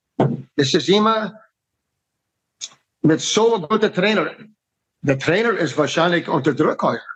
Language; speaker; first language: German; non-native, fluent; English